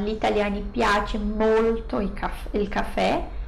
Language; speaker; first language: Italian; non-native, fluent; Portuguese